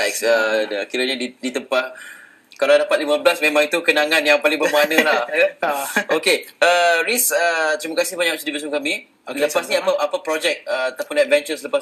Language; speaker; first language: Malay; native; Malay